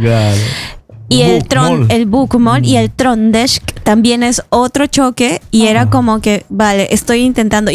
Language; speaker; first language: Spanish; native; Spanish